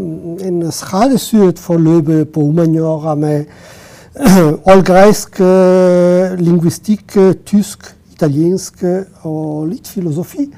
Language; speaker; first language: Danish; non-native, fluent; Italian